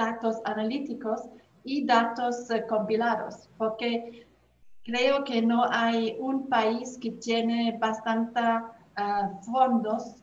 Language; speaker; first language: Spanish; non-native, fluent; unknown